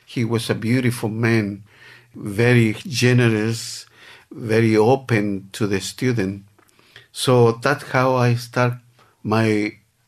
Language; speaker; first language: English; non-native, fluent; Spanish